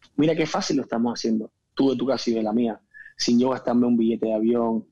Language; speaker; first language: Spanish; native; Spanish